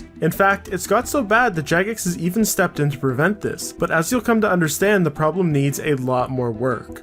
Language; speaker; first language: English; native; English